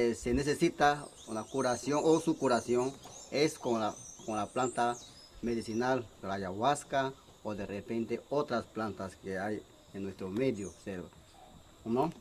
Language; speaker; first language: Spanish; non-native, local second language; Shipibo-Conibo